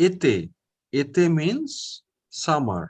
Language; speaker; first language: French; non-native, fluent; Bangla